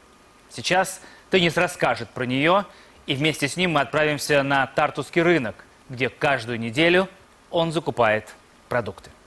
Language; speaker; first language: Russian; native; Russian